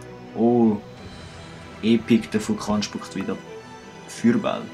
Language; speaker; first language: German; native; German